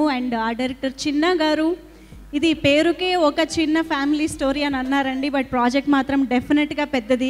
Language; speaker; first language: Telugu; native; Telugu